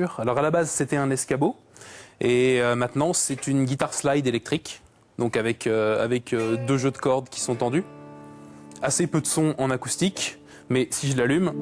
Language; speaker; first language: French; native; French